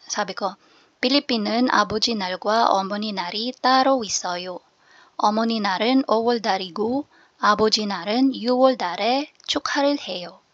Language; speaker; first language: Korean; non-native, fluent; Filipino